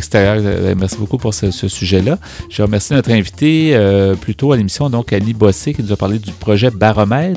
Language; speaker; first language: French; native; French